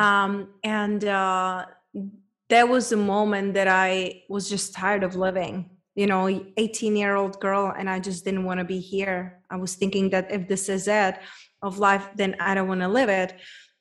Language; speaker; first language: English; non-native, fluent; Czech